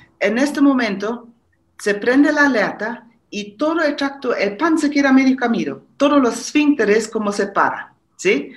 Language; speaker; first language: Spanish; non-native, fluent; German